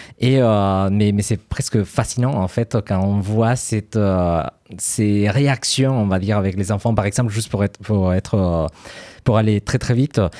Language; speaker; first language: French; non-native, fluent; Spanish